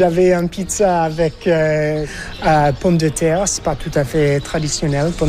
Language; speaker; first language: French; non-native, fluent; English